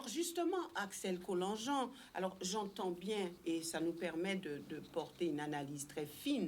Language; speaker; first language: French; native; French